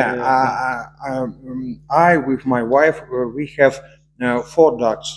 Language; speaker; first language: English; non-native, learner; Russian